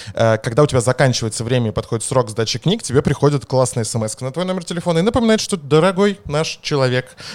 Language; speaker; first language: Russian; native; Russian